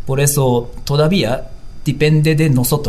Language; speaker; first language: Spanish; non-native, learner; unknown